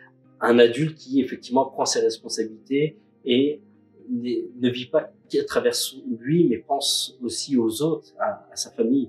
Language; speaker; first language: French; native; French